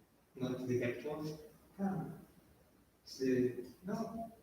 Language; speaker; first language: English; non-native, learner; Portuguese